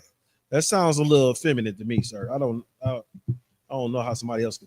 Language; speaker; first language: English; native; English